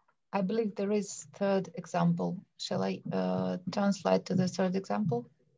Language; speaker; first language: English; non-native, fluent; Ukrainian